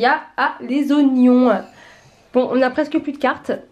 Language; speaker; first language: French; native; French